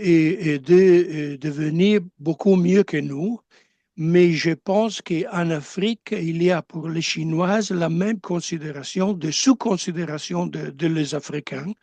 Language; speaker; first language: French; non-native, learner; Italian